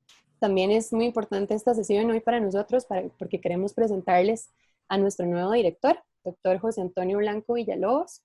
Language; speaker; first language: Spanish; native; Spanish